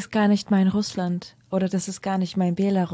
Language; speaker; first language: German; non-native, fluent; Russian